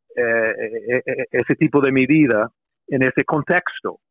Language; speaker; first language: Spanish; non-native, fluent; English